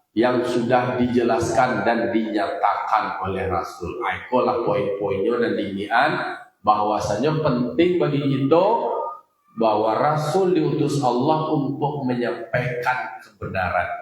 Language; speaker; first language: Indonesian; non-native, local second language; Minangkabau